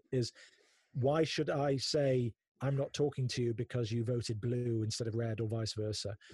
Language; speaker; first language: English; native; English